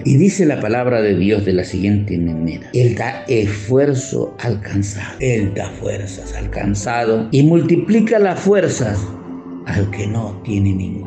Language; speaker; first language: Spanish; native; Spanish